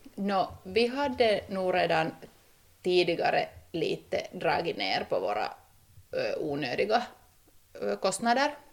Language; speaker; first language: Swedish; native; Swedish